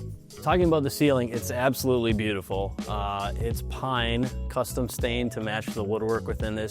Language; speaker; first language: English; native; English